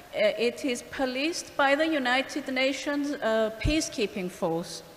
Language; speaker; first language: English; non-native, fluent; Greek